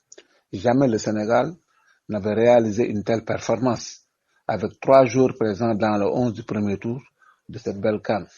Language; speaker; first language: French; non-native, local second language; Wolof